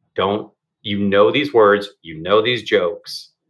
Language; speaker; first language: English; native; English